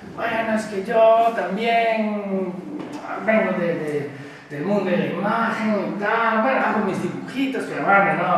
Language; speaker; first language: Spanish; non-native, local second language; Galician